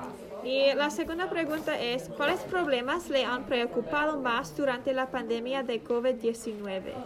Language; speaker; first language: Spanish; non-native, learner; English